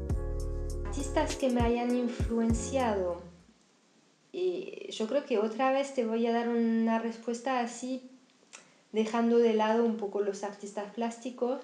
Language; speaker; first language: Spanish; non-native, fluent; French